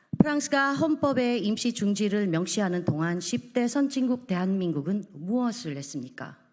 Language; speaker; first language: Korean; non-native, fluent; Filipino